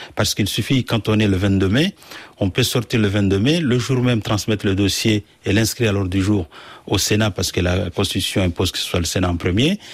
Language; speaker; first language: French; non-native, local second language; Comorian